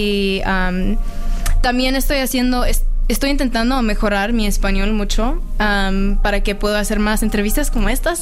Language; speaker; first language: Spanish; early bilingual, heritage; Spanish